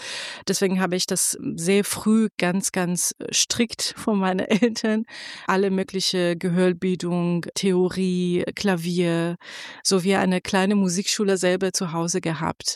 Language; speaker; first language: German; non-native, fluent; Persian